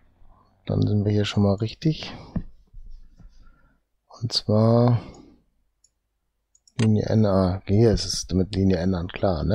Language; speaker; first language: German; native; German